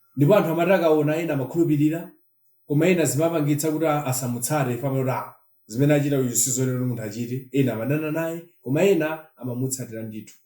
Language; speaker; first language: Nyanja; non-native, local second language; Tumbuka